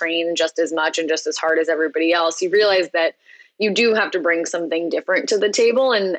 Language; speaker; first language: English; native; English